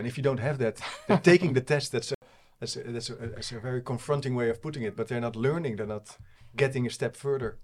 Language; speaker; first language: English; non-native, fluent; Dutch